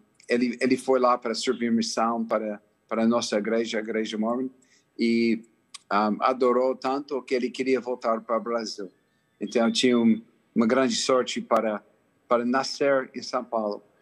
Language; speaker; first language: Portuguese; non-native, fluent; English